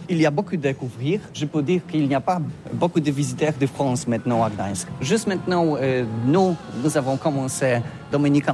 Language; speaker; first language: French; non-native, learner; Polish